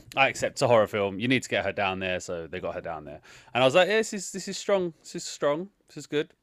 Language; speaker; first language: English; native; English